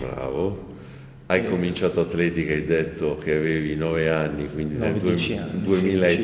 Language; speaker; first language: Italian; native; Italian